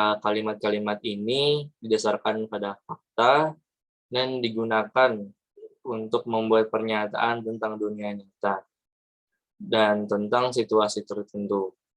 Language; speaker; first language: Indonesian; native; Indonesian